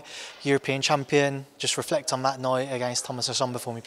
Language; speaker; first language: English; native; English